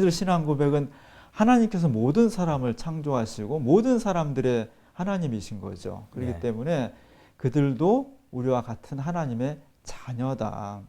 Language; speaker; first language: Korean; native; Korean